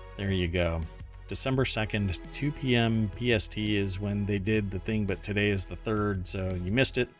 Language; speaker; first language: English; non-native, fluent; German